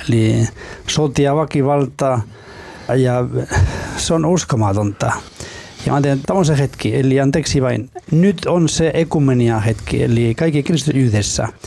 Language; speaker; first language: Finnish; non-native, fluent; Spanish